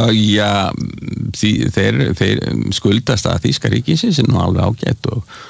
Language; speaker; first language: Icelandic; native; Icelandic